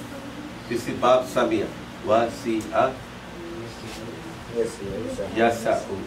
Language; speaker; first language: Arabic; non-native, fluent; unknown